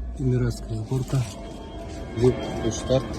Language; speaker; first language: Russian; non-native, local second language; Kazakh